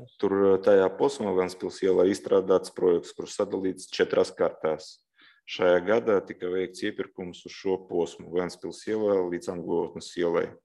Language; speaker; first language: Latvian; non-native, local second language; Russian